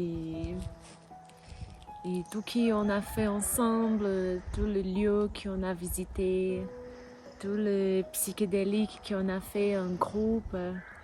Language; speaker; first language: French; non-native, learner; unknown